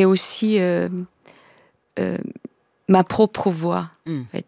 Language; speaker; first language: French; non-native, fluent; Korean